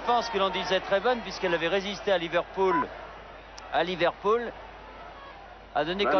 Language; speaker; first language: French; native; French